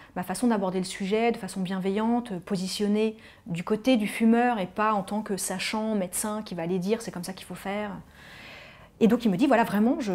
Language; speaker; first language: French; native; French